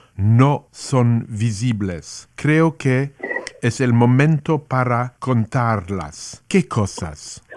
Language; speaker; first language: Spanish; non-native, learner; English